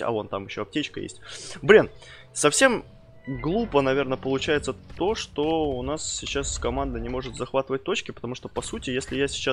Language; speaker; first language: Russian; native; Russian